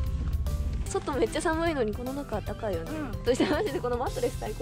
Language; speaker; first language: Japanese; native; Japanese